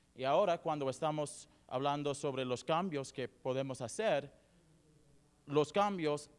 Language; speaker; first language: Spanish; non-native, learner; English